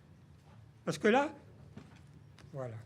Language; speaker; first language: French; native; French